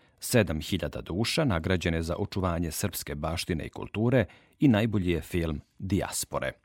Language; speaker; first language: Serbian; native; Serbian